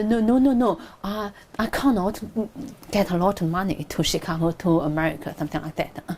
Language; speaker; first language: English; non-native, learner; Chinese